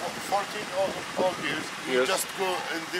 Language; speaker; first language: English; non-native, learner; Arabic